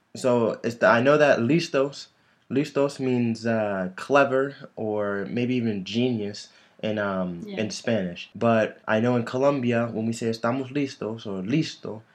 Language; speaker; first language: Spanish; non-native, fluent; English